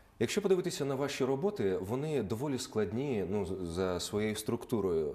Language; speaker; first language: Ukrainian; native; Ukrainian